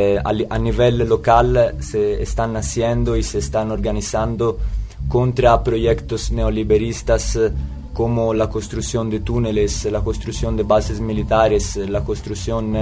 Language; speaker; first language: Spanish; non-native, fluent; Italian